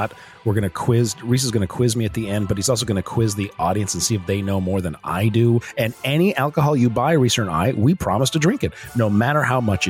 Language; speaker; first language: English; native; English